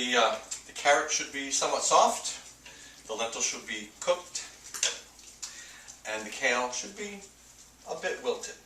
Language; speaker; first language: English; native; English